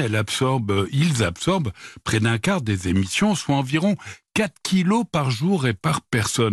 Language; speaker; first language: French; native; French